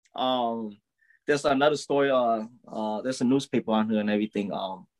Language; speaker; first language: English; early bilingual, other home language; Lao